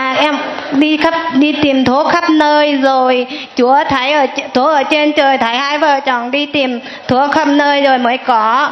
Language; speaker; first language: Vietnamese; non-native, local second language; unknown